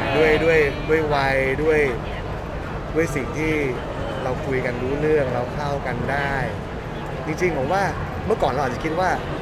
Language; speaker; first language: Thai; native; Thai